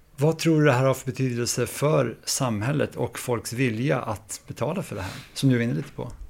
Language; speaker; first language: Swedish; native; Swedish